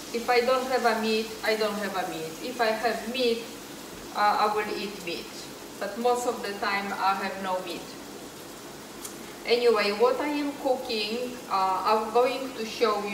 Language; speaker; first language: English; non-native, learner; Polish